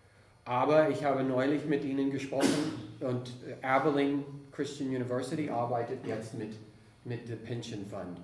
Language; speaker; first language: German; non-native, fluent; English